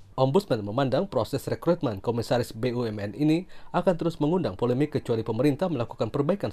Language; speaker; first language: Indonesian; native; Indonesian